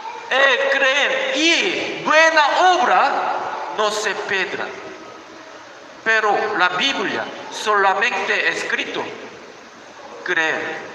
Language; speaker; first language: Spanish; non-native, learner; Korean